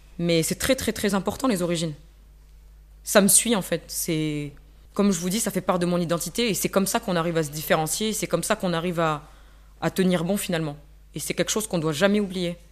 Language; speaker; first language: French; native; French